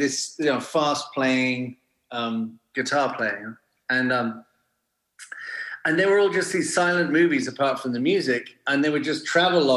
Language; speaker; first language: English; native; English